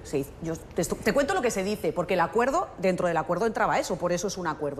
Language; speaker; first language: Spanish; native; Spanish